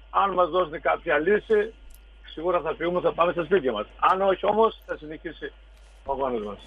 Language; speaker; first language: Greek; native; Greek